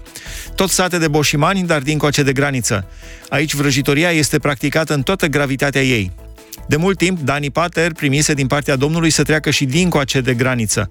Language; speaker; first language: Romanian; native; Romanian